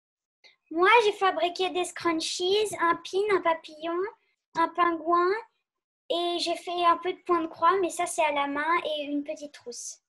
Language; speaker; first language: French; early bilingual, heritage; French